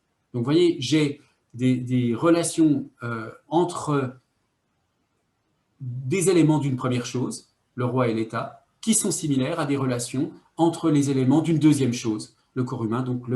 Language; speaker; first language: French; native; French